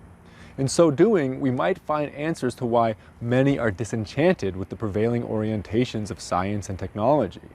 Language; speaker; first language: English; native; English